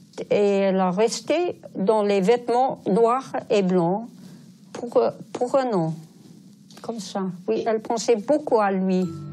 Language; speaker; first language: French; non-native, fluent; English